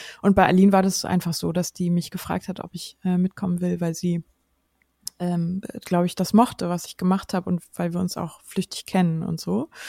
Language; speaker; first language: German; native; German